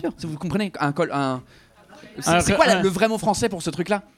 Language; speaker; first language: French; non-native, fluent; English